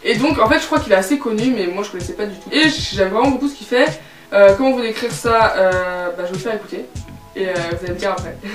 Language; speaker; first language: French; native; French